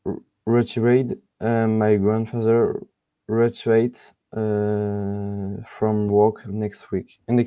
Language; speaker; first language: English; non-native, learner; French